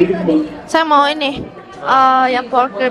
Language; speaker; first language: Indonesian; native; Indonesian